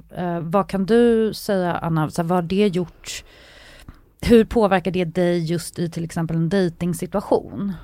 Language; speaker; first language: Swedish; native; Swedish